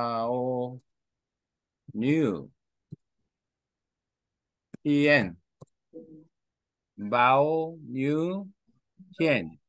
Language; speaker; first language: Vietnamese; non-native, learner; Korean